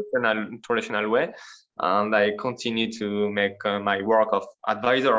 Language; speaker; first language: English; non-native, learner; French